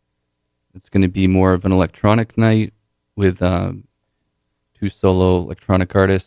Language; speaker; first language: English; native; English